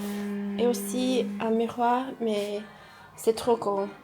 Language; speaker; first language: French; non-native, learner; English